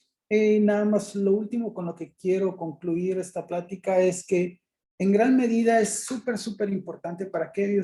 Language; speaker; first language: Spanish; native; Spanish